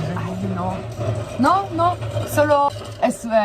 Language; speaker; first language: Spanish; non-native, fluent; German